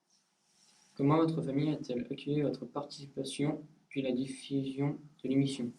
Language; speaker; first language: French; native; French